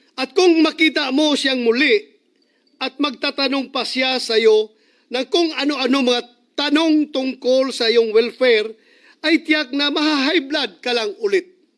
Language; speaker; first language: Filipino; non-native, local second language; Cebuano